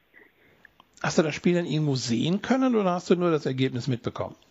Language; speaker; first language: German; native; German